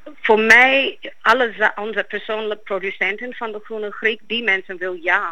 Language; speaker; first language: Dutch; non-native, fluent; Greek